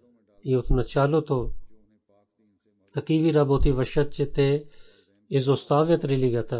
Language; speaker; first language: Bulgarian; non-native, fluent; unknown